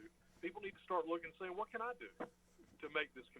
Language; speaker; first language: English; native; English